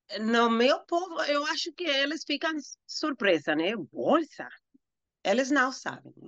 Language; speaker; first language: Portuguese; non-native, learner; Spanish